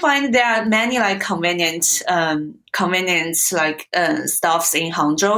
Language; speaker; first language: English; non-native, fluent; Chinese